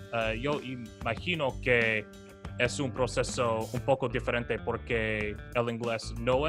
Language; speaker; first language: Spanish; non-native, learner; English